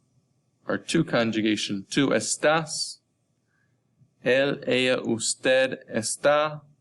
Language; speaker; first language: Spanish; non-native, fluent; English